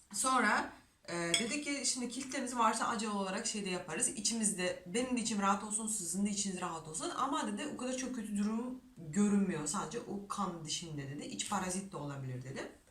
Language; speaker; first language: Turkish; non-native, fluent; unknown